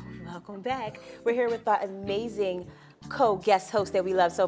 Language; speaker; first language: English; native; English